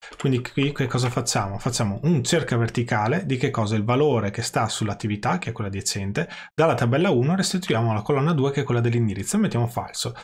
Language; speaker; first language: Italian; native; Italian